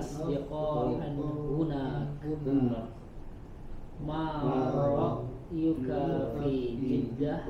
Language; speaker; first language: Arabic; non-native, learner; Indonesian